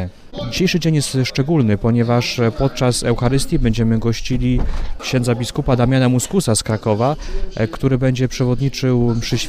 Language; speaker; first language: Polish; native; Polish